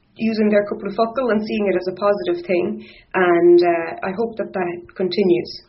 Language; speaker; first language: English; non-native, local second language; Irish